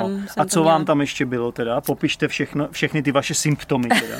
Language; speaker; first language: Czech; native; Czech